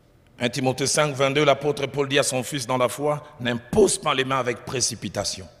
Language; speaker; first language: French; non-native, local second language; Lingala